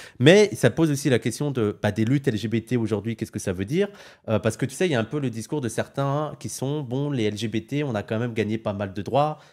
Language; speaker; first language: French; native; French